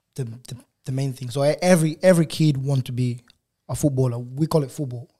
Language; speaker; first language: English; non-native, fluent; Portuguese